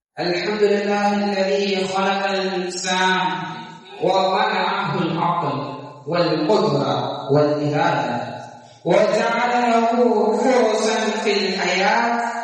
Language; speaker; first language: Arabic; non-native, learner; Tamil